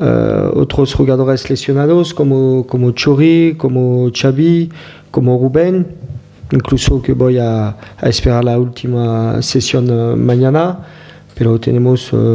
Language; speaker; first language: Spanish; non-native, fluent; French